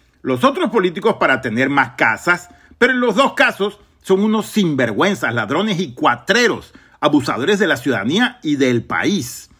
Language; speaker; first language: Spanish; native; Spanish